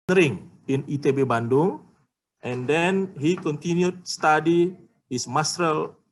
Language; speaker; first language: English; non-native, learner; Indonesian